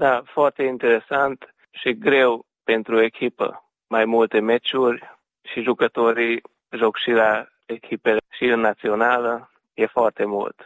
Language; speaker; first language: Romanian; early bilingual, heritage; Romanian